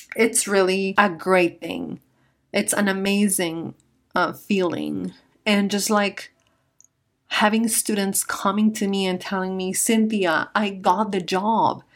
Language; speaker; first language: English; non-native, fluent; Spanish